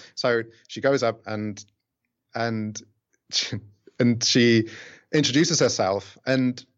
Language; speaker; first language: English; native; English